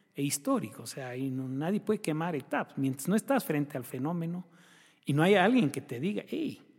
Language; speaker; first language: Spanish; native; Spanish